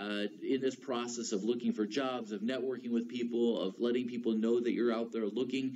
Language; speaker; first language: English; native; English